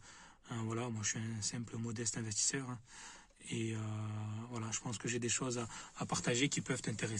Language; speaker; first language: French; native; French